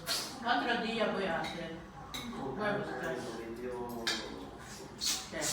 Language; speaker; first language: Spanish; non-native, learner; Filipino